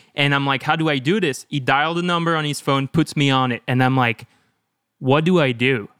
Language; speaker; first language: English; non-native, fluent; French